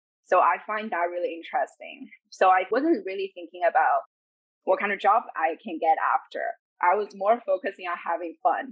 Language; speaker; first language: English; non-native, fluent; Chinese